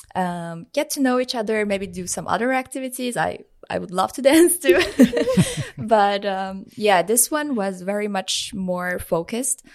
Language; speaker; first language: English; non-native, fluent; Persian